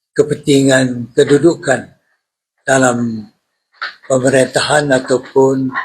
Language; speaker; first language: Malay; native; Malay